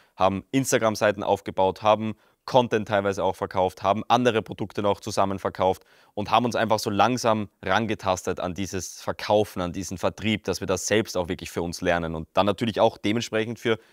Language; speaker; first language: German; native; German